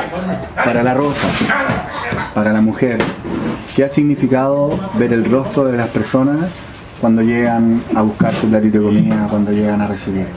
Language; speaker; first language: Spanish; native; Spanish